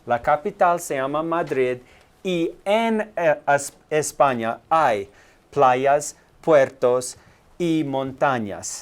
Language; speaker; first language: Spanish; non-native, fluent; English